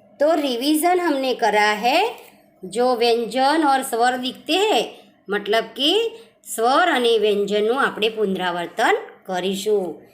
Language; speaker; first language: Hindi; non-native, local second language; Gujarati